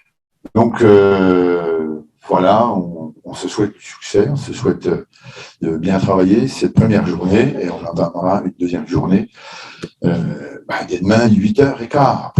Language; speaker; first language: French; native; French